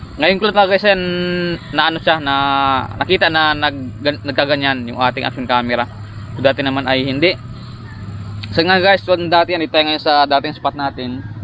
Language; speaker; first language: Filipino; native; Filipino